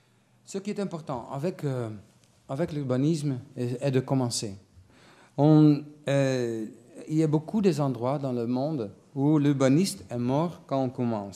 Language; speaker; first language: French; non-native, fluent; Dutch